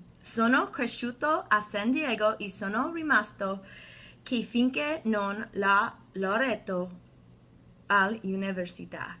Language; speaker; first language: Italian; non-native, learner; English